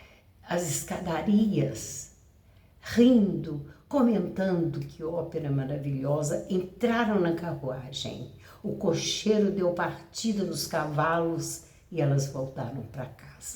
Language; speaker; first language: Portuguese; native; Portuguese